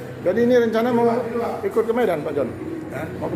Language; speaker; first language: Indonesian; native; Indonesian